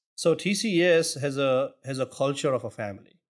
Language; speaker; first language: English; non-native, local second language; Gujarati